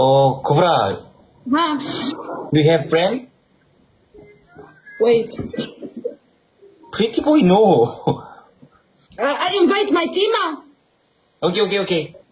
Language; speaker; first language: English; non-native, learner; Arabic